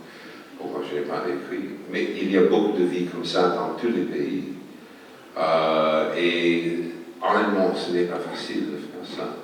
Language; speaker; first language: French; non-native, fluent; English